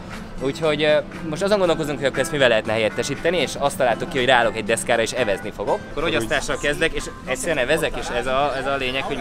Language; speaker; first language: Hungarian; native; Hungarian